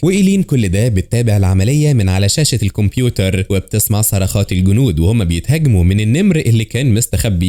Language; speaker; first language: Arabic; native; Arabic